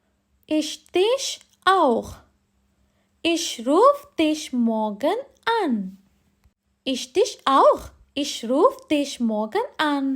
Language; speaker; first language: German; non-native, learner; Sinhala